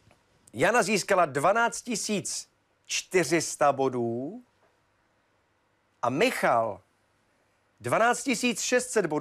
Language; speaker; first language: Czech; native; Czech